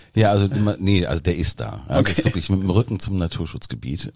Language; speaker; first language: German; native; German